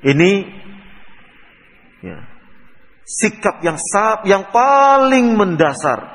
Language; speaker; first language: Indonesian; native; Indonesian